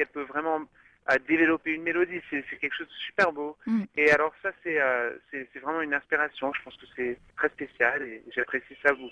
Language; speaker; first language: French; early bilingual, other home language; English